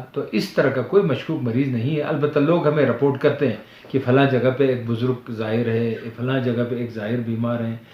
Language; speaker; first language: Urdu; non-native, local second language; Balti